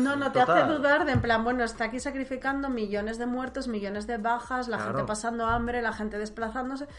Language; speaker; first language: Spanish; native; Spanish